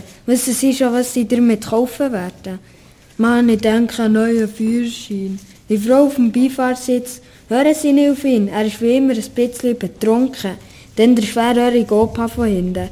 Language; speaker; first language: German; native; German